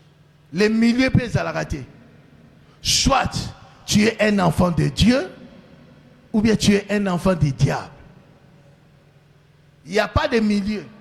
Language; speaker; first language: French; non-native, local second language; Lingala